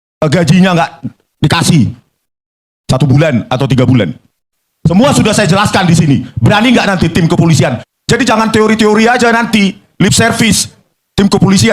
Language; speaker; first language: Indonesian; native; Indonesian